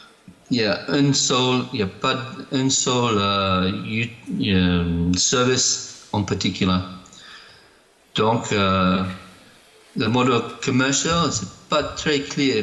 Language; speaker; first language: French; non-native, learner; English